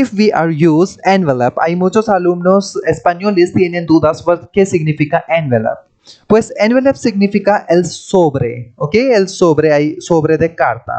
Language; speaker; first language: Spanish; non-native, fluent; Hindi